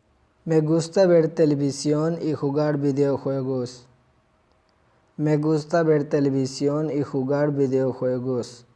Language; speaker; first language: Spanish; non-native, fluent; Urdu